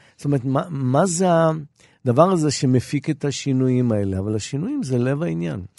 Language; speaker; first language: Hebrew; native; Hebrew